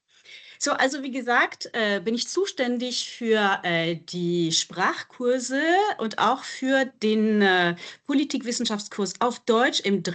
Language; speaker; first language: German; non-native, fluent; French